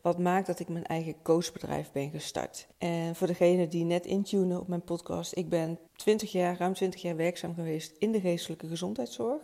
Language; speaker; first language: Dutch; native; Dutch